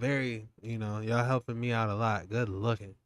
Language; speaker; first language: English; native; English